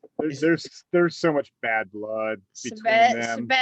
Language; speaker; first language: English; native; English